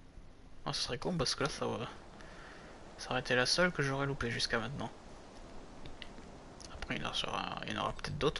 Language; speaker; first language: French; native; French